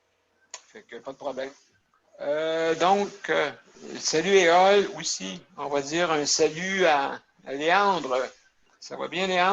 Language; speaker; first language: French; native; French